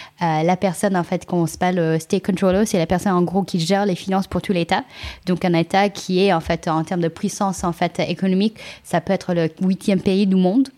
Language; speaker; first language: French; non-native, fluent; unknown